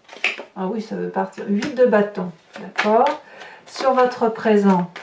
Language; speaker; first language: French; native; French